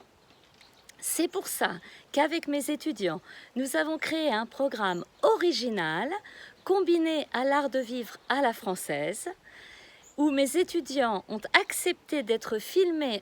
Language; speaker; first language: French; native; French